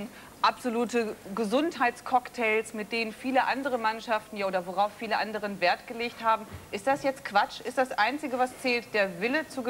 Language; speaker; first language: German; native; German